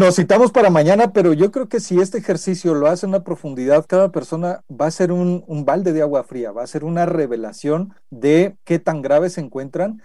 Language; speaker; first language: Spanish; native; Spanish